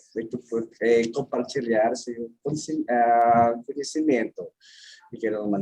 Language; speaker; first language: Portuguese; non-native, learner; Filipino